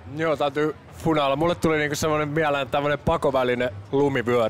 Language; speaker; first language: Finnish; native; Finnish